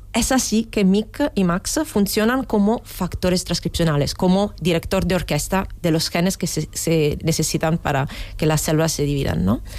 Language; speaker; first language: Spanish; non-native, fluent; Italian